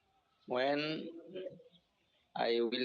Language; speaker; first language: English; non-native, learner; Bangla